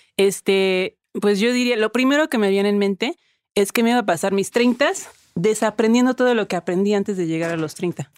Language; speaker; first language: Spanish; early bilingual, other home language; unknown